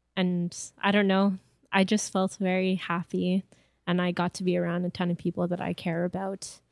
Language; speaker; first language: English; non-native, fluent; French